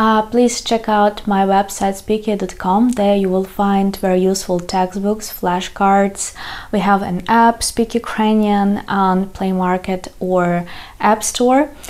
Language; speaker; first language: English; non-native, fluent; Ukrainian